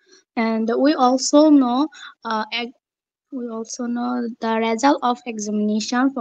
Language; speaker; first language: English; non-native, learner; Bangla